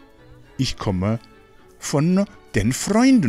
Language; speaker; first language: German; non-native, fluent; Rundi